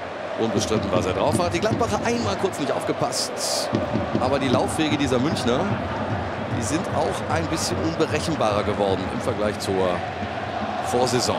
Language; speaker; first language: German; native; German